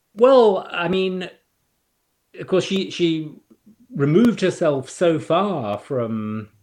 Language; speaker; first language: English; native; English